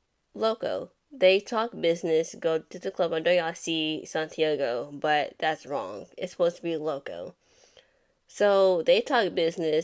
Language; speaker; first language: English; native; English